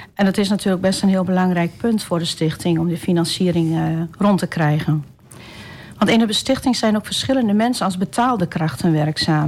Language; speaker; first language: Dutch; native; Dutch